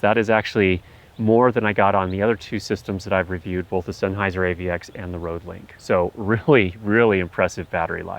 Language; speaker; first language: English; native; English